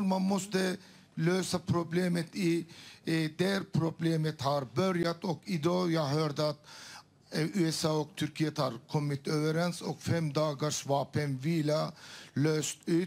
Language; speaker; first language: Swedish; non-native, fluent; Turkish